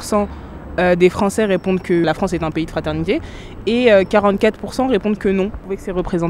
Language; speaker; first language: French; native; French